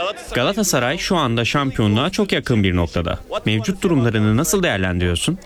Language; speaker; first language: Turkish; native; Turkish